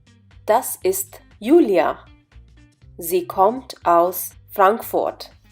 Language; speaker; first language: German; non-native, fluent; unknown